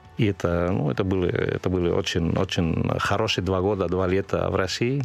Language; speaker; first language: Russian; non-native, fluent; Spanish